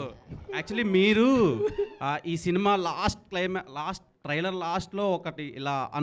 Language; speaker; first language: Telugu; native; Telugu